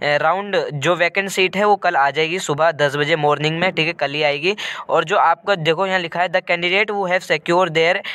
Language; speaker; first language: Hindi; native; Hindi